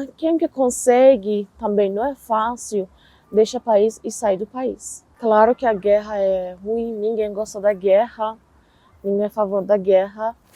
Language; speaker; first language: Portuguese; non-native, fluent; Persian